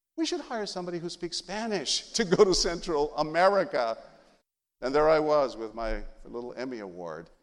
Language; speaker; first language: English; early bilingual, other home language; Spanish